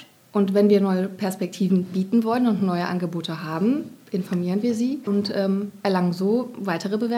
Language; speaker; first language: German; native; German